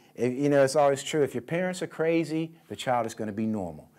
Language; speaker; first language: English; native; English